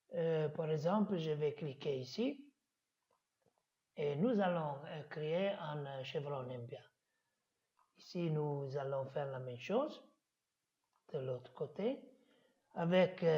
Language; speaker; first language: French; non-native, fluent; Italian